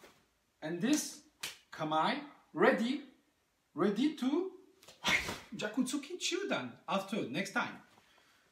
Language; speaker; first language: English; non-native, learner; French